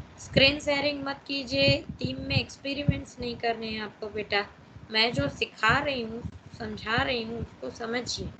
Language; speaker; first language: Hindi; non-native, local second language; Gujarati